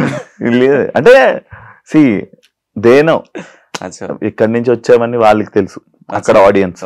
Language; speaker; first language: Telugu; native; Telugu